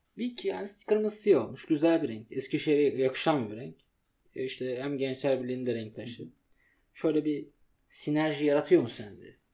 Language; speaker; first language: Turkish; native; Turkish